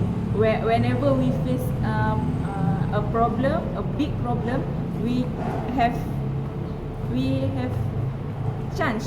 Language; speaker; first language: English; non-native, learner; Malay